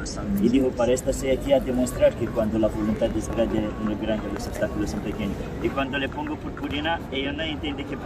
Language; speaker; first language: Spanish; non-native, learner; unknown